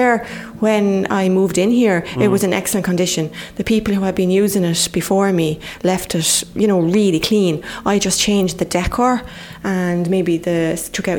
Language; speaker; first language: English; native; English